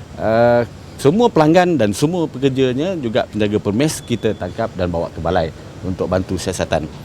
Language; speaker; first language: Malay; native; Malay